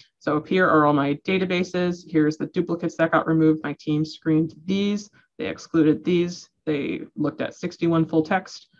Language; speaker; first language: English; native; English